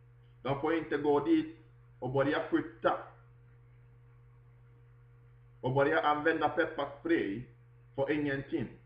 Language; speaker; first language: Swedish; non-native, fluent; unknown